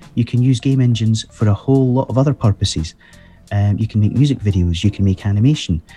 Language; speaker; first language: English; native; English